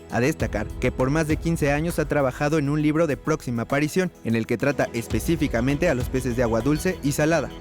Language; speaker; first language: Spanish; native; Spanish